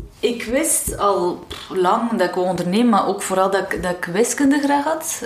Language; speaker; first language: Dutch; non-native, local second language; French